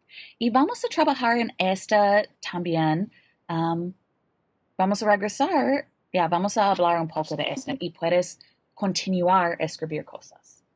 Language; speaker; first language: Spanish; non-native, learner; English